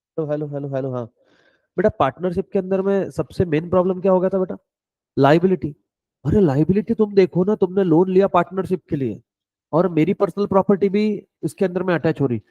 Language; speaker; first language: Hindi; native; Hindi